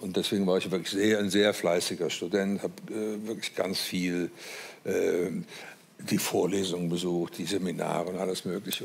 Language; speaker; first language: German; native; German